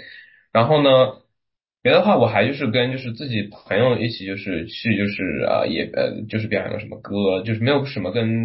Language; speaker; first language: Chinese; early bilingual, other home language; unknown